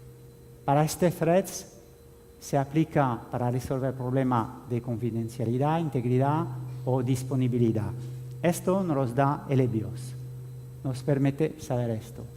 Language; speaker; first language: Spanish; non-native, fluent; French